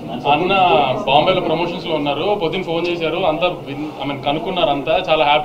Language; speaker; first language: Telugu; native; Telugu